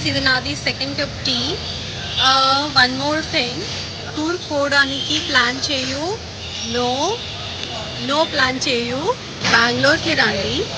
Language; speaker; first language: Telugu; non-native, local second language; Kannada